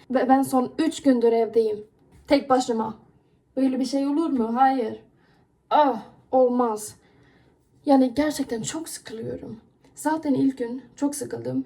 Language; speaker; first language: Turkish; non-native, fluent; Persian